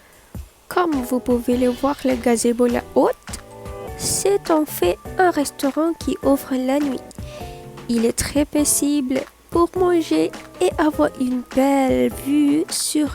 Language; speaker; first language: French; non-native, learner; Malay